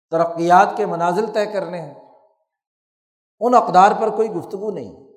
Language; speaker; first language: Urdu; non-native, local second language; Punjabi